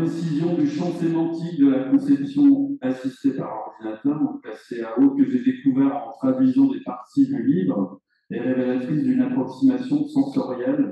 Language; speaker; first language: French; native; French